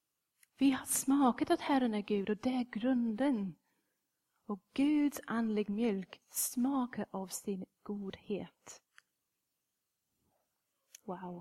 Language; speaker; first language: Swedish; non-native, fluent; English